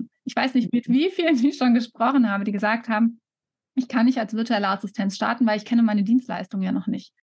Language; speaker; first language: German; native; German